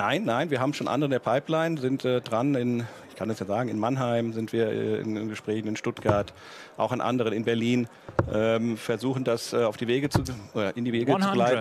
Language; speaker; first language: German; native; German